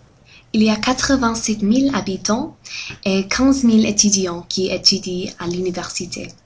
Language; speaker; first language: French; non-native, fluent; English